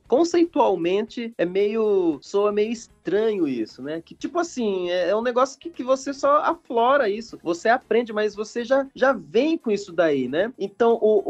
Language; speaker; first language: Portuguese; native; Portuguese